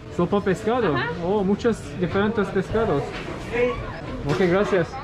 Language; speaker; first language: Spanish; non-native, learner; Turkish